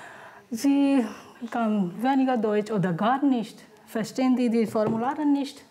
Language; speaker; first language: German; non-native, learner; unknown